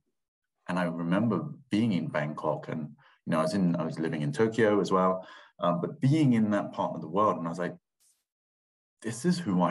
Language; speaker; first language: English; non-native, local second language; Thai